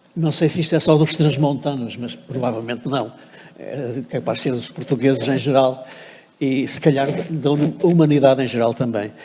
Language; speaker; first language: Portuguese; native; Portuguese